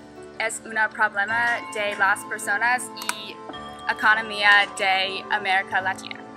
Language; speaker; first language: Spanish; non-native, learner; English